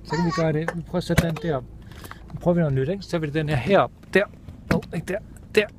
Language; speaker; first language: Danish; native; Danish